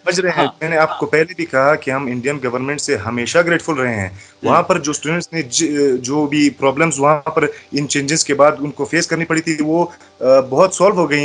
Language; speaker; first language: Hindi; non-native, fluent; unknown